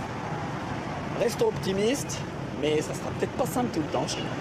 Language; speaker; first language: French; native; French